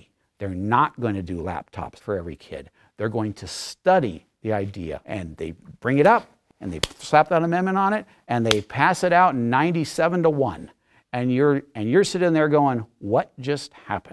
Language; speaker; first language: English; native; English